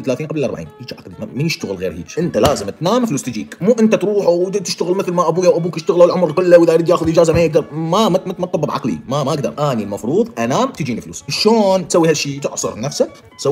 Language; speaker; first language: Arabic; native; Arabic